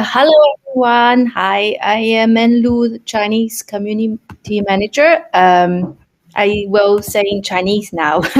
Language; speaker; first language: English; non-native, fluent; Chinese